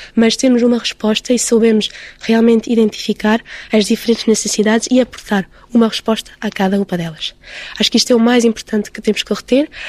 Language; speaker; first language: Portuguese; early bilingual, heritage; Portuguese